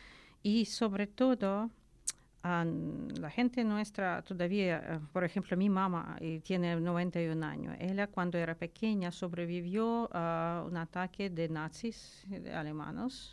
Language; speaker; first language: Spanish; non-native, learner; Ukrainian